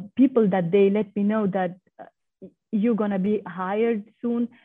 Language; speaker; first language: English; non-native, fluent; Persian